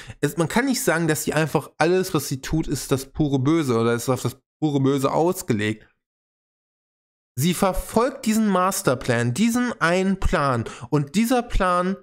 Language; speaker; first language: German; native; German